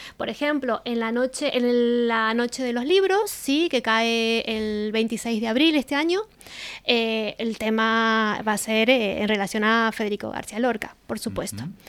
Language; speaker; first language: Spanish; native; Spanish